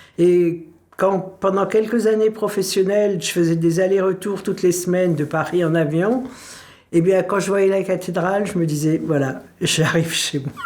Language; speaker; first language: French; non-native, local second language; Swiss German